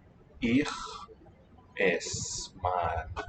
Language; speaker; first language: German; non-native, learner; English